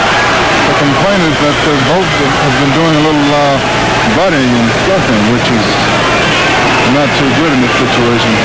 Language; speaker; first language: English; native; English